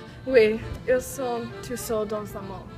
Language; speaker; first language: French; non-native, learner; English